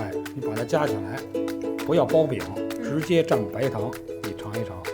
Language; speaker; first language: Chinese; native; Chinese